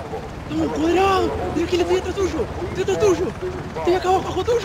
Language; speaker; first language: Spanish; native; Spanish